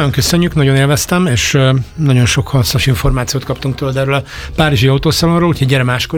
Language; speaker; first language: Hungarian; native; Hungarian